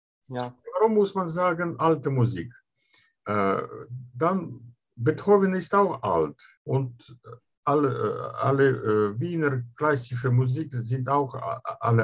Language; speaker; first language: German; non-native, fluent; Russian